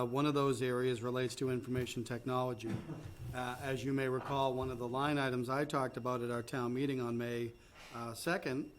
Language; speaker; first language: English; native; English